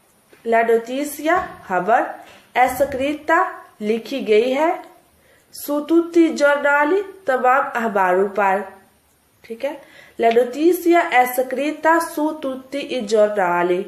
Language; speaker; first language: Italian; non-native, fluent; Urdu